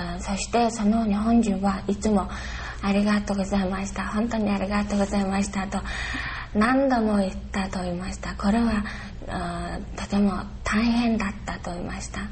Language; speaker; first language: Japanese; non-native, learner; Mongolian